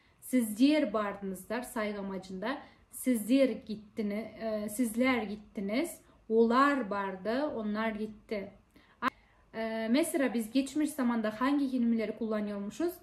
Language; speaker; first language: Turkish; non-native, fluent; Kazakh